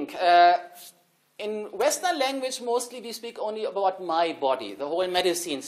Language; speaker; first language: English; non-native, fluent; German